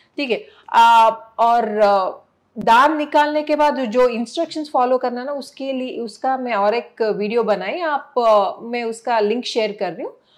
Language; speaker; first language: Hindi; non-native, local second language; Telugu